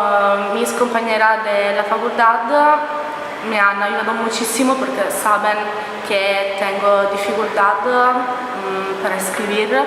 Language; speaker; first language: Spanish; non-native, learner; Italian